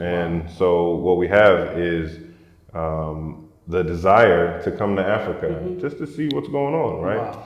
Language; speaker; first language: English; native; English